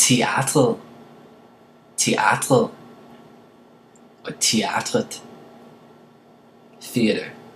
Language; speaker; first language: Danish; non-native, learner; English